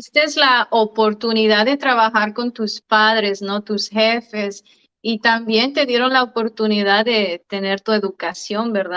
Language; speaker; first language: Spanish; early bilingual, heritage; Spanish